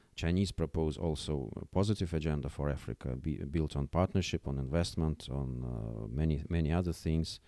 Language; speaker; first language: English; non-native, fluent; Russian